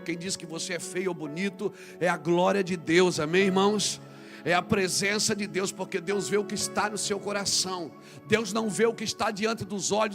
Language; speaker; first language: Portuguese; native; Portuguese